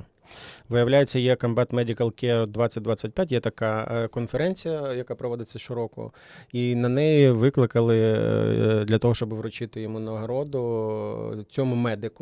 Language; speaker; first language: Ukrainian; native; Ukrainian